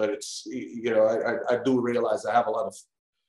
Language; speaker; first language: English; non-native, fluent; Bosnian